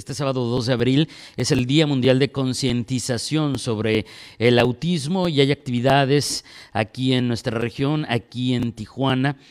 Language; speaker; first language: Spanish; native; Spanish